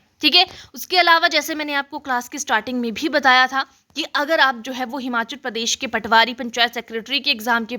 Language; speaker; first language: Hindi; native; Hindi